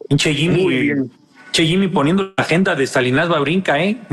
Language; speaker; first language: Spanish; native; Spanish